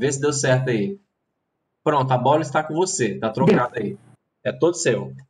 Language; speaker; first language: Portuguese; native; Portuguese